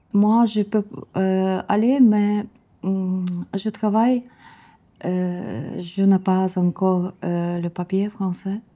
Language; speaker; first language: French; non-native, learner; Ukrainian